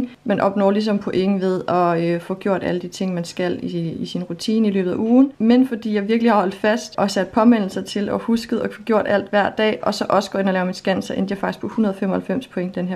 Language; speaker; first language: Danish; native; Danish